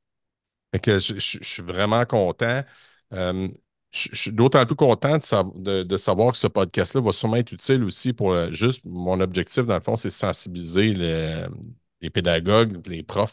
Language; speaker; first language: French; native; French